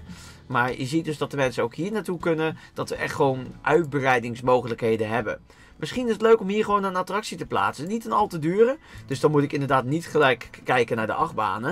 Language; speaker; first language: Dutch; native; Dutch